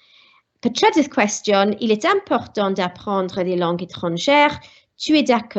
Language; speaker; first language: French; non-native, fluent; Welsh